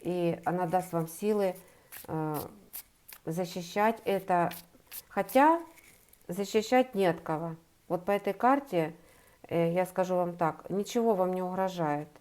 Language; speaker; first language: Russian; native; Russian